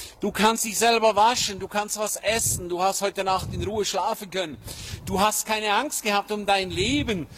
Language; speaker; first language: German; native; German